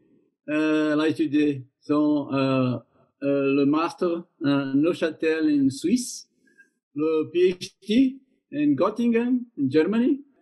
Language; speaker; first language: French; non-native, learner; Portuguese